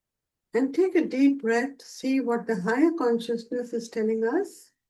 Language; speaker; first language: English; non-native, local second language; Hindi